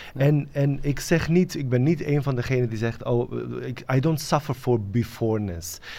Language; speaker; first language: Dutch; non-native, fluent; Bosnian